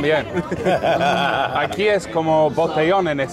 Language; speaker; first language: Spanish; non-native, learner; English